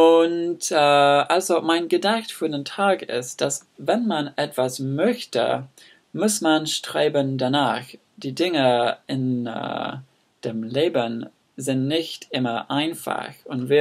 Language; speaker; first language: German; non-native, learner; English